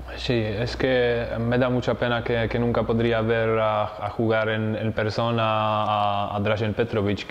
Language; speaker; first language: Spanish; non-native, fluent; Czech